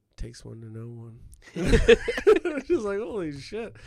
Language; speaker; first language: English; native; English